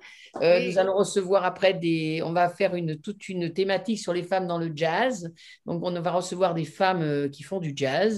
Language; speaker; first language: French; native; French